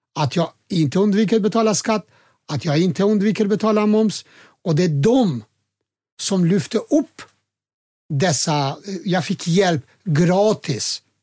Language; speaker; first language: Swedish; non-native, fluent; Albanian